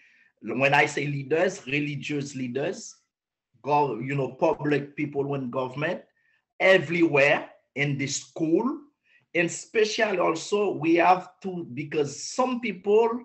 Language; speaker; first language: English; non-native, learner; Haitian Creole